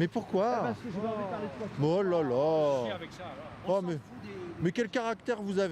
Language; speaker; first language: French; native; French